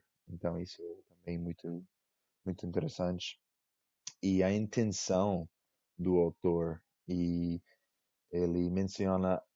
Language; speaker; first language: Portuguese; non-native, fluent; English